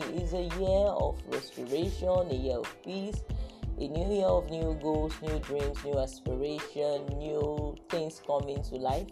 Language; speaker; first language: English; non-native, local second language; Yoruba